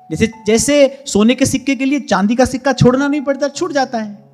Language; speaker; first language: Hindi; native; Hindi